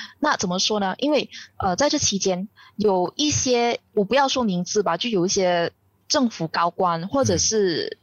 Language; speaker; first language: Chinese; native; Chinese